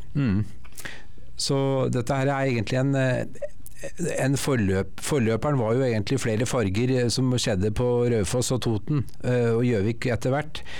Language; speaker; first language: Norwegian; native; Norwegian